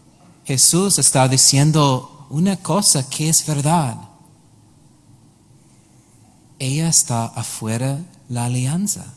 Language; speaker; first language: Spanish; non-native, learner; English